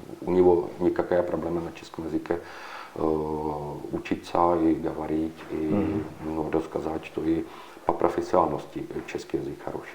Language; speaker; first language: Russian; non-native, learner; Czech